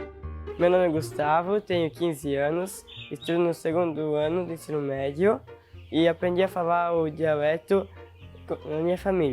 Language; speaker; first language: Portuguese; non-native, local second language; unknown